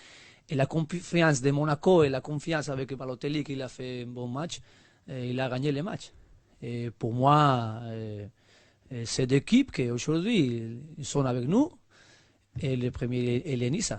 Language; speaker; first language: French; non-native, learner; Spanish